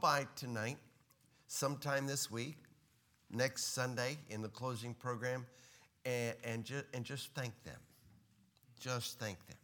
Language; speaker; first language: English; native; English